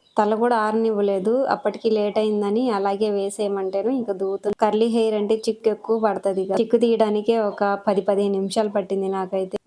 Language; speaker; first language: Telugu; non-native, local second language; Lambadi